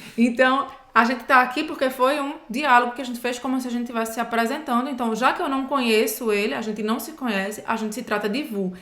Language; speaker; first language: Portuguese; native; Portuguese